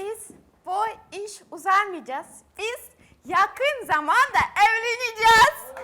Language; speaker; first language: Turkish; non-native, learner; Russian